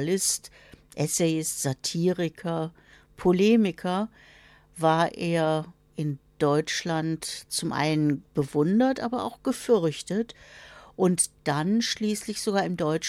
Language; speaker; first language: German; native; German